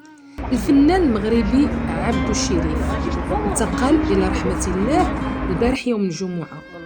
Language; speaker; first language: Arabic; native; Arabic